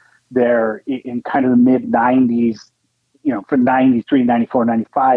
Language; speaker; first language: English; native; English